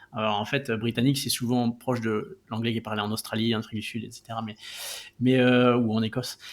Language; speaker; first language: French; native; French